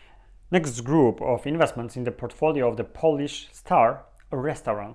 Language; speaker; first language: English; non-native, fluent; Polish